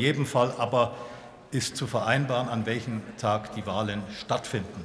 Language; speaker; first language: German; native; German